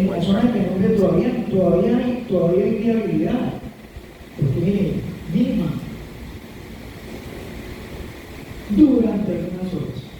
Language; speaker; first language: Spanish; native; Spanish